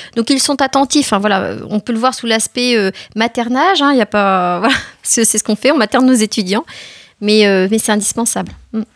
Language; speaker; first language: French; native; French